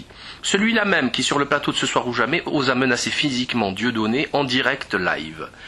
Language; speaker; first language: French; native; French